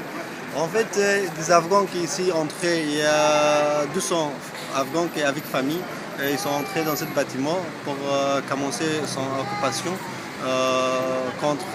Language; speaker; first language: French; non-native, learner; Persian